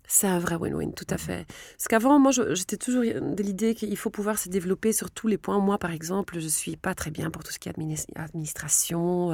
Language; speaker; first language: French; non-native, local second language; Dutch